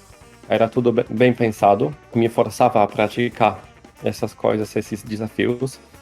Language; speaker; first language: Portuguese; non-native, fluent; Polish